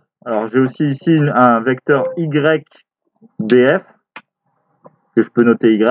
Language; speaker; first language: French; native; French